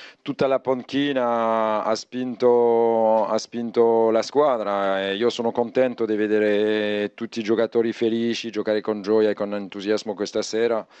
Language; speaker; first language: Italian; non-native, fluent; French